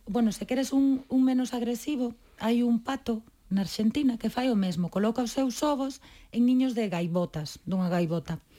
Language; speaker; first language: Galician; native; Galician